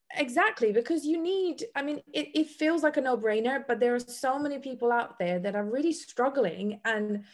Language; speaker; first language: English; non-native, fluent; Bosnian